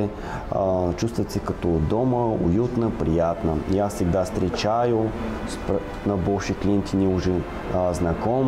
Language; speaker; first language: Russian; non-native, learner; Bulgarian